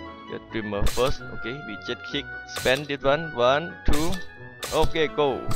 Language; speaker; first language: English; non-native, learner; Thai